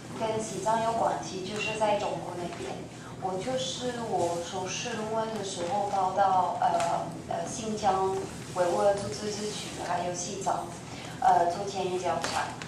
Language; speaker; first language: Chinese; non-native, fluent; French